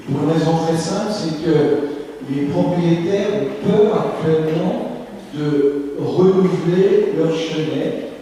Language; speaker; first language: French; native; French